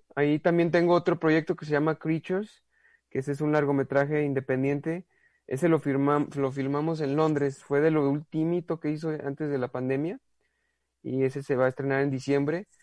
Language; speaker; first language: Spanish; native; Spanish